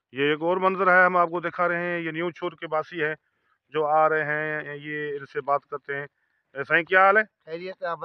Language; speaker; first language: Urdu; non-native, local second language; Sindhi